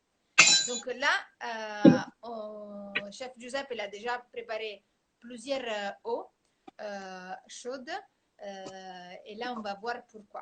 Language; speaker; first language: French; non-native, fluent; Italian